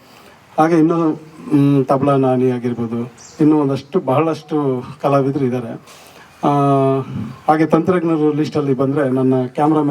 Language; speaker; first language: Kannada; native; Kannada